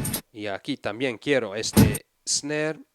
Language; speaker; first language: Spanish; non-native, fluent; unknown